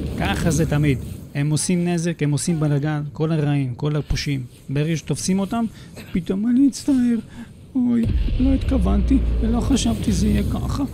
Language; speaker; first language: Hebrew; native; Hebrew